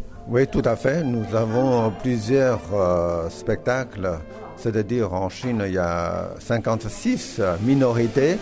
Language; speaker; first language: French; non-native, fluent; Chinese